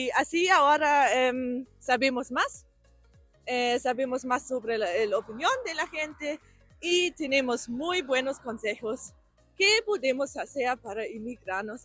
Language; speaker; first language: Spanish; non-native, learner; German